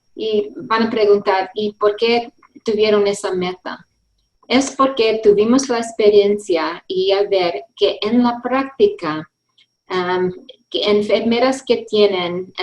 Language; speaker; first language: Spanish; early bilingual, heritage; English